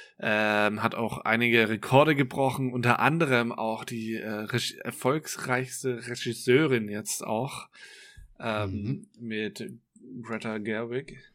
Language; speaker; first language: German; native; German